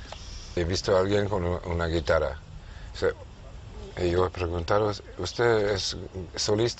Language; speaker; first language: Spanish; non-native, fluent; English